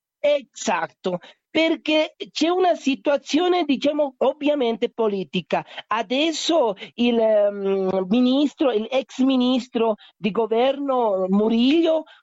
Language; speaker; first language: Italian; non-native, learner; Spanish